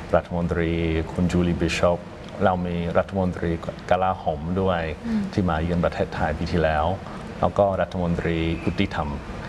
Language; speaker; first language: Thai; non-native, fluent; English